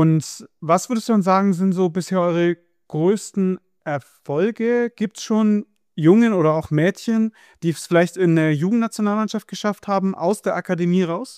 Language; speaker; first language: German; native; German